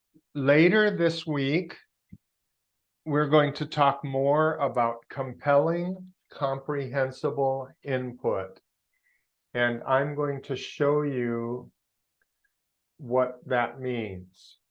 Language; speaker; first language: English; non-native, fluent; Vietnamese